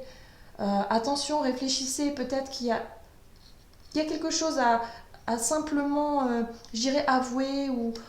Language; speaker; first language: French; native; French